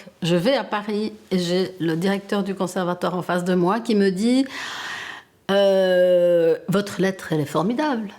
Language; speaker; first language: French; early bilingual, other home language; Italian